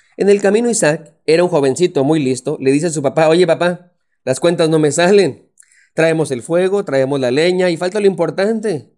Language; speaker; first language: Spanish; native; Spanish